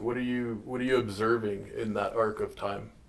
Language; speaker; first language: English; native; English